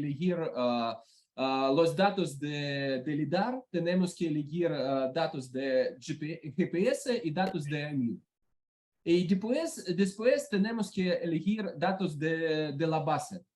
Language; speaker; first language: Spanish; non-native, learner; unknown